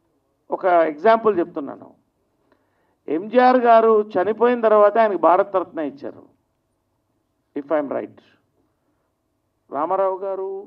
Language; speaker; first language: Telugu; native; Telugu